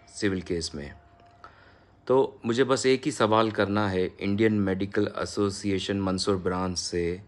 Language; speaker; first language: Hindi; native; Hindi